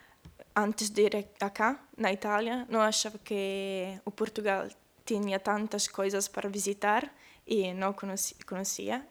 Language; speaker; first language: Portuguese; non-native, learner; Italian